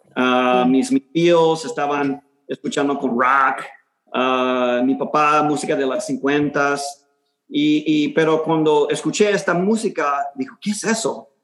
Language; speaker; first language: Spanish; early bilingual, heritage; Spanish